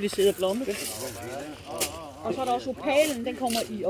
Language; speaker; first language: Danish; native; Danish